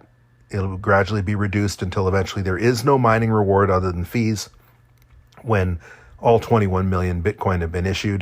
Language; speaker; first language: English; native; English